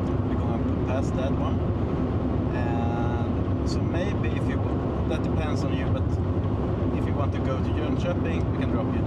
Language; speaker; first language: English; non-native, fluent; Swedish